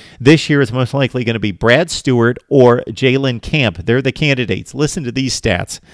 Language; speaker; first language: English; native; English